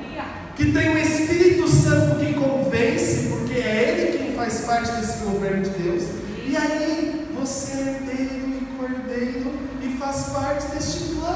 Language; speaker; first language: Portuguese; native; Portuguese